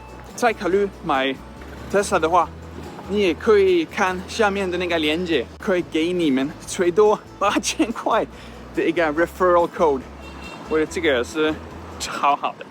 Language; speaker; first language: Chinese; non-native, fluent; Swedish